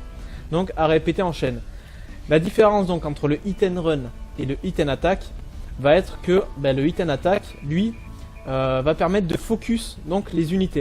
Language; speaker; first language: French; native; French